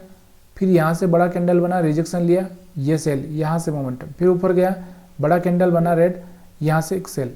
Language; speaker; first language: Hindi; native; Hindi